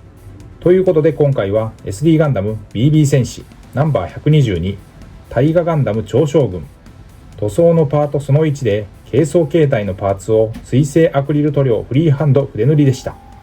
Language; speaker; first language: Japanese; native; Japanese